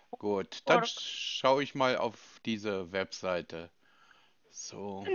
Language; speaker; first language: German; native; German